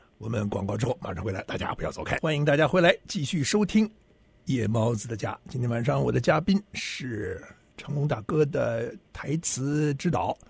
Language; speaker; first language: Chinese; native; Chinese